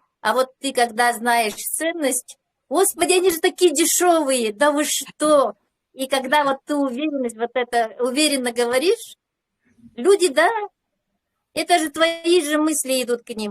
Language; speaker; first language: Russian; native; Russian